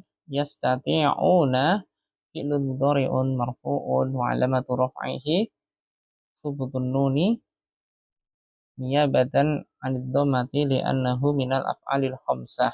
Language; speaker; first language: Arabic; non-native, fluent; Indonesian